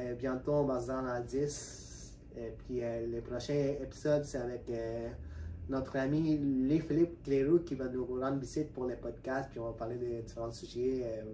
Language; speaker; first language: French; non-native, fluent; Spanish